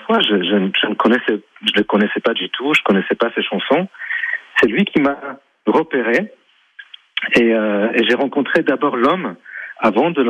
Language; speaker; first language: French; non-native, fluent; Polish